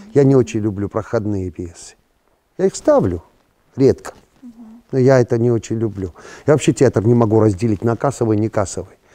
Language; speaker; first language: Russian; non-native, local second language; Georgian